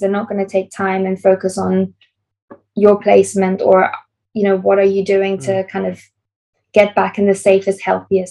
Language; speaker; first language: English; native; English